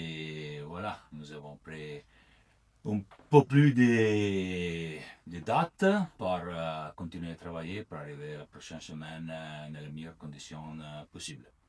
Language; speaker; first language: French; non-native, learner; Italian